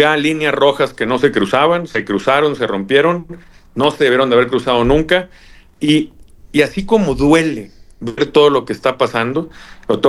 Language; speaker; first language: Spanish; native; Spanish